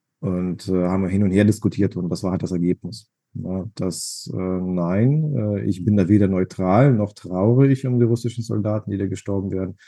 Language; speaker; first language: German; non-native, fluent; Russian